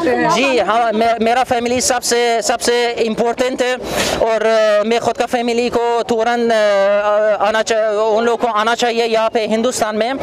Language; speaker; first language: Hindi; non-native, fluent; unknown